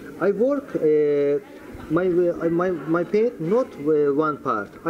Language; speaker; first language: English; non-native, learner; Turkish